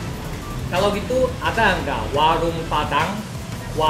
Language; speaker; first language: Indonesian; non-native, learner; Korean